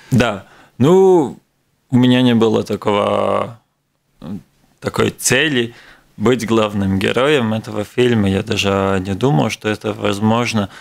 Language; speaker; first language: Russian; non-native, local second language; Latvian